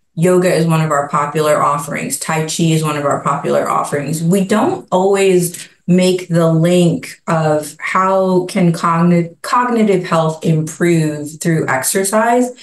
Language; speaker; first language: English; native; English